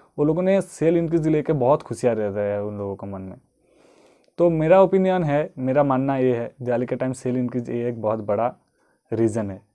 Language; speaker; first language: Hindi; non-native, local second language; Bangla